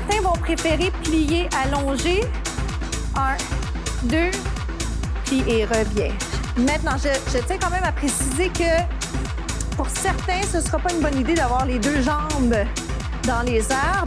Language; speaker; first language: French; native; French